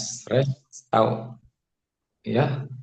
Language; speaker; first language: German; non-native, learner; Indonesian